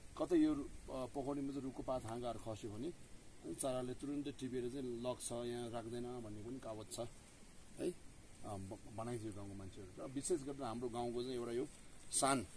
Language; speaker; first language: Nepali; non-native, local second language; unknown